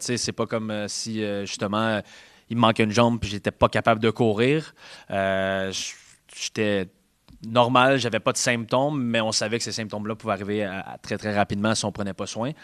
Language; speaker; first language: French; native; French